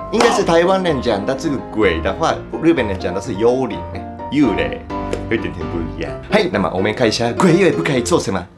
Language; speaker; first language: Chinese; non-native, fluent; Japanese